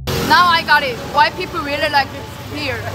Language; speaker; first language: English; non-native, learner; Korean